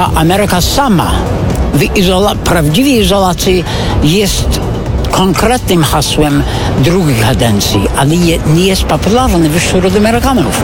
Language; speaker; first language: Polish; non-native, fluent; English